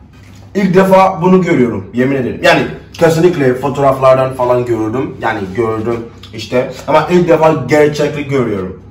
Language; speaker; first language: Turkish; non-native, learner; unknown